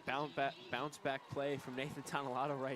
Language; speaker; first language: English; native; English